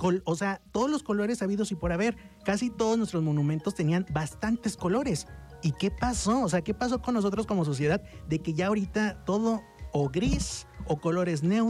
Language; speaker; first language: Spanish; native; Spanish